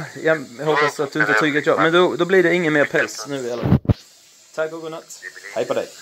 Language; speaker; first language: Swedish; native; Swedish